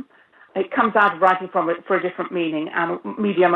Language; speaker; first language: English; native; English